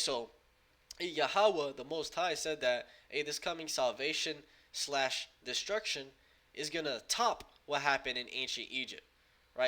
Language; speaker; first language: English; native; English